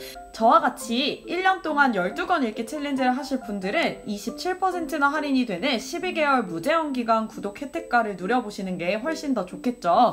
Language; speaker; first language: Korean; native; Korean